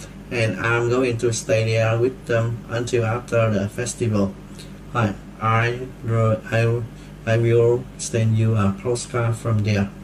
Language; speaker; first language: English; non-native, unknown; Vietnamese